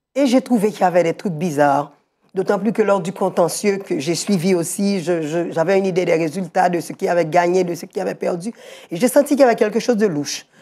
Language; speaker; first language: French; native; French